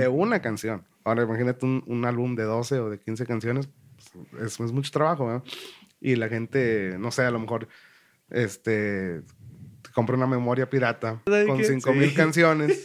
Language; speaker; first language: Spanish; native; Spanish